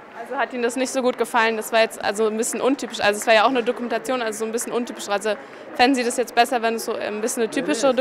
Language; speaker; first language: German; native; German